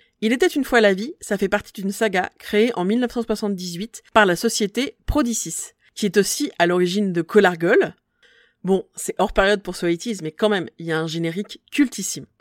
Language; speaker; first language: French; native; French